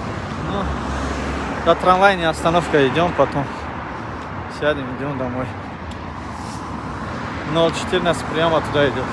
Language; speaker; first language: Russian; non-native, fluent; Tajik